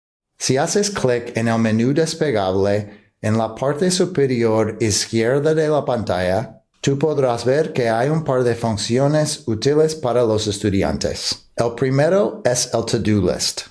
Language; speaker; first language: Spanish; non-native, fluent; English